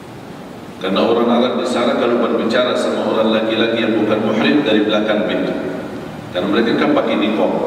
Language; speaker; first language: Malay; non-native, fluent; Arabic